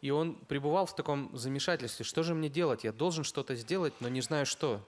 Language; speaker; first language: Russian; native; Russian